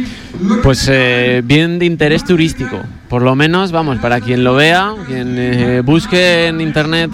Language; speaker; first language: Spanish; native; Spanish